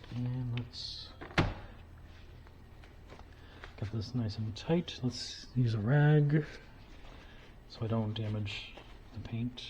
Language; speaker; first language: English; native; English